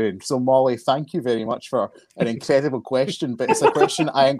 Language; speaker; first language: English; native; English